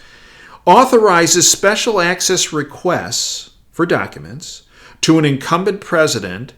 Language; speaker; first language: English; native; English